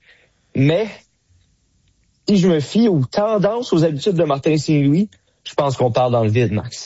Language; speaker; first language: French; native; French